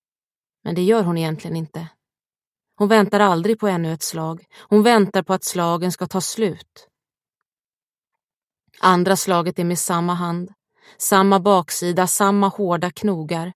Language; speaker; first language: Swedish; native; Swedish